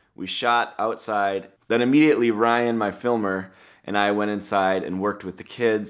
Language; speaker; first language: English; native; English